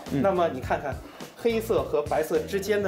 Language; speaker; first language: Chinese; native; Chinese